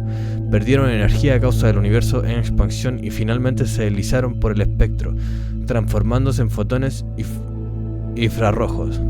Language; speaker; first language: Spanish; native; Spanish